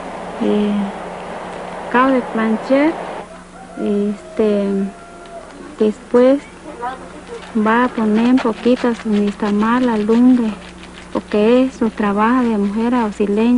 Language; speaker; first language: Spanish; non-native, local second language; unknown